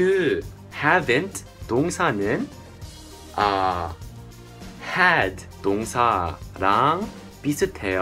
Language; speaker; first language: Korean; non-native, fluent; English